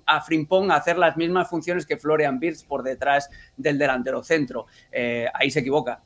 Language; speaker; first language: Spanish; native; Spanish